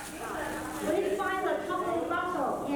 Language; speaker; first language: English; non-native, learner; Chinese